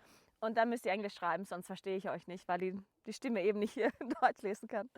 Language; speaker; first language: German; native; German